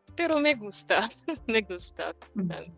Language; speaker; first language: Spanish; non-native, fluent; English